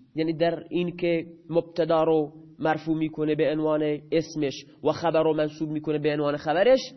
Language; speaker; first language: Persian; non-native, local second language; Baluchi